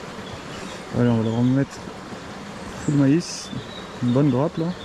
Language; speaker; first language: French; native; French